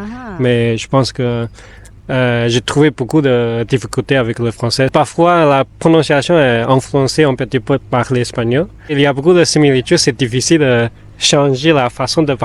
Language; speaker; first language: French; non-native, fluent; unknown